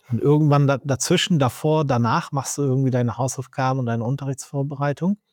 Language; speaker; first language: German; early bilingual, other home language; Turkish